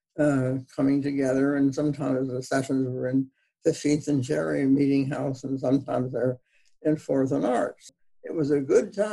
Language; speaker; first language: English; native; English